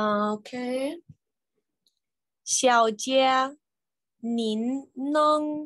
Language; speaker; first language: Chinese; non-native, learner; English